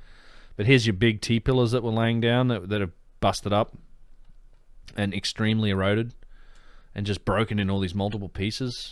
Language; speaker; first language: English; native; English